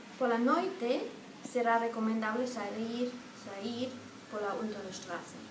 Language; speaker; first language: Galician; non-native, learner; German